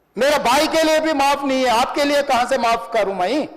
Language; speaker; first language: Hindi; non-native, local second language; Telugu